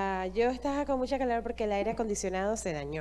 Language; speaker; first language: Spanish; non-native, fluent; English